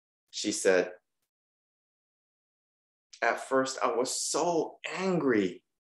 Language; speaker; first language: English; early bilingual, other home language; Japanese